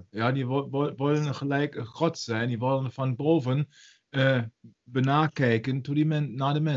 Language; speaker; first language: Dutch; non-native, learner; German